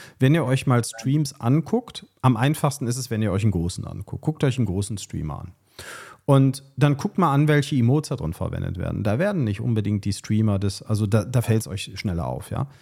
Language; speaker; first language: German; native; German